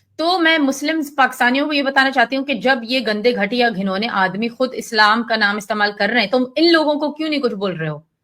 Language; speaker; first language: Hindi; early bilingual, heritage; Urdu